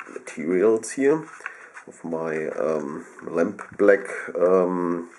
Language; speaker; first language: English; non-native, fluent; German